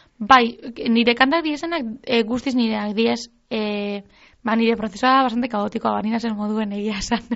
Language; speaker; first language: Basque; native; Basque